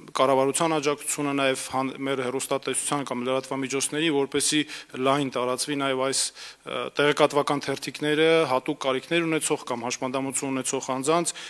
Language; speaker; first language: Armenian; native; Armenian